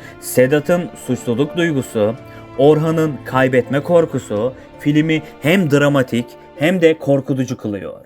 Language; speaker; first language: Turkish; native; Turkish